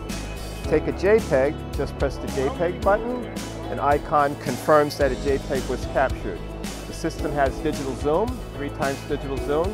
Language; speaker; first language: English; native; English